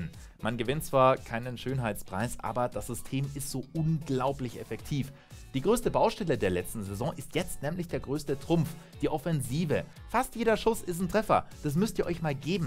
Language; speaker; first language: German; native; German